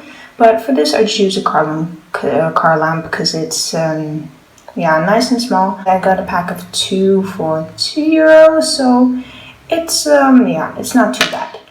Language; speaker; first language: English; non-native, fluent; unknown